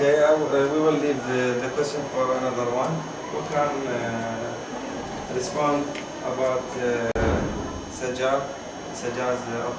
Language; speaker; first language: English; non-native, learner; Arabic